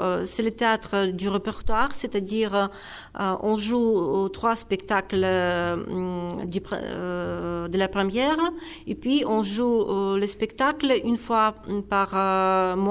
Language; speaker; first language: French; non-native, fluent; Ukrainian